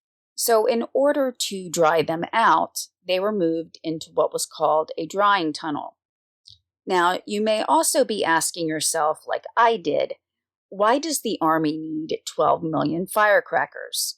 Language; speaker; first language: English; native; English